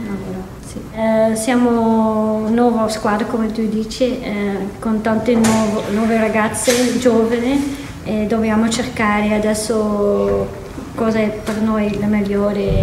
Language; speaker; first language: Italian; non-native, fluent; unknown